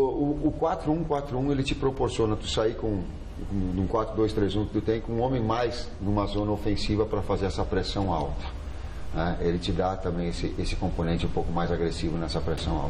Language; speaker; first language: Portuguese; native; Portuguese